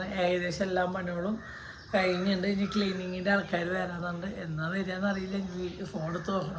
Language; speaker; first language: Malayalam; native; Malayalam